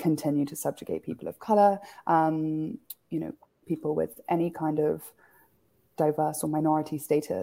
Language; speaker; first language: English; native; English